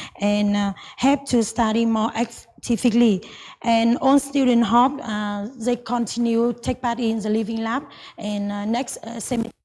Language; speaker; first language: English; non-native, learner; Vietnamese